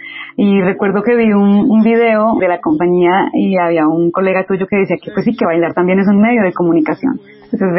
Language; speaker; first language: Spanish; native; Spanish